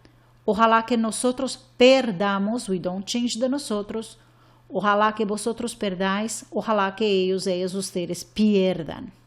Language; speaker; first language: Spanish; non-native, fluent; English